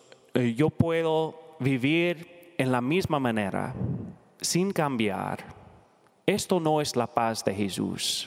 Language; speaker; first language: Spanish; non-native, learner; English